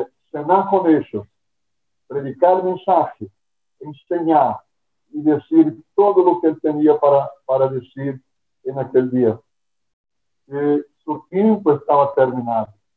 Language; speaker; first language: Spanish; non-native, fluent; Portuguese